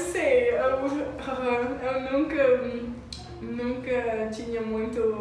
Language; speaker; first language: Portuguese; non-native, learner; English